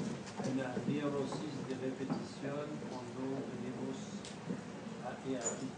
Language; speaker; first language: Spanish; non-native, fluent; French